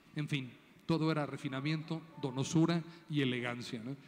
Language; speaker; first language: Spanish; native; Spanish